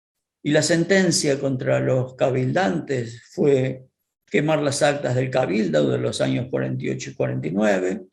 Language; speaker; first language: Spanish; native; Spanish